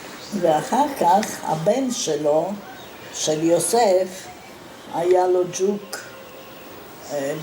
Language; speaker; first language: Hebrew; non-native, fluent; Italian